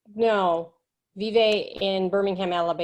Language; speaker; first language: Spanish; non-native, learner; English